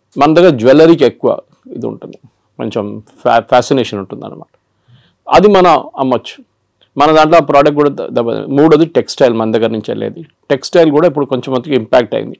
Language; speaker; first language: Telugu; non-native, local second language; Malayalam